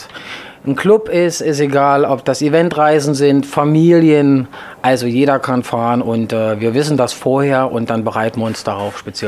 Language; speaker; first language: German; native; German